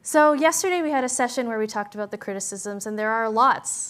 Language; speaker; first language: English; native; English